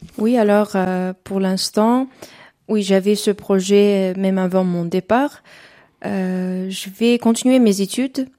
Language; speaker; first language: French; non-native, fluent; Uzbek